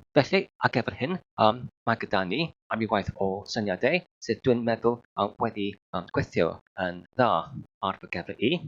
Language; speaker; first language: Welsh; non-native, learner; Filipino